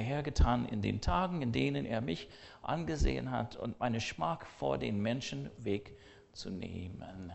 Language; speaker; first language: German; non-native, fluent; English